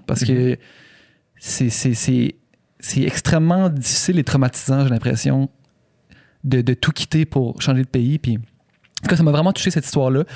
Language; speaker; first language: French; native; French